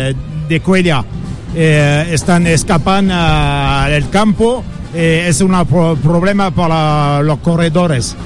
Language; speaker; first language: Spanish; non-native, learner; French